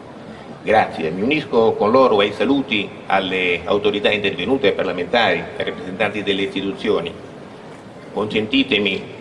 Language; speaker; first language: Italian; native; Italian